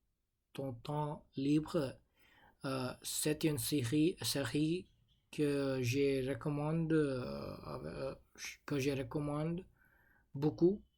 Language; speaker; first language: French; non-native, learner; English